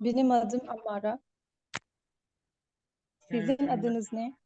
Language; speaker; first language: Turkish; non-native, learner; Urdu